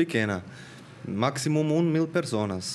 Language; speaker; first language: Portuguese; non-native, learner; Swiss German